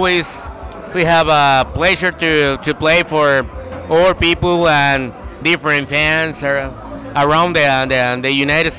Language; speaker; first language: English; non-native, learner; Spanish